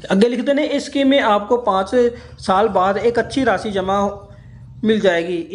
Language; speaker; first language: Hindi; non-native, local second language; Punjabi